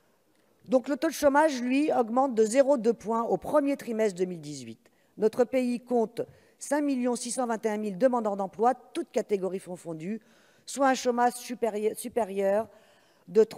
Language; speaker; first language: French; native; French